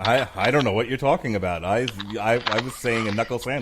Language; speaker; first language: English; native; English